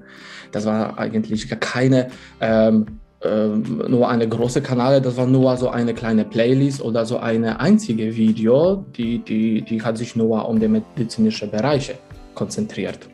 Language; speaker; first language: German; non-native, fluent; Polish